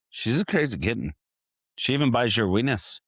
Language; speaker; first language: English; native; English